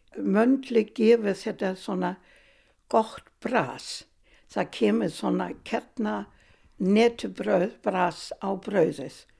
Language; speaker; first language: Icelandic; non-native, fluent; German